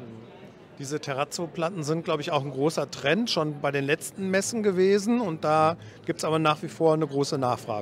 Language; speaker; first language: German; native; German